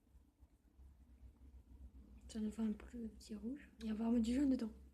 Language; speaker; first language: French; native; French